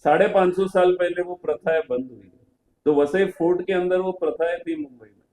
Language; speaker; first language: Hindi; non-native, local second language; Marathi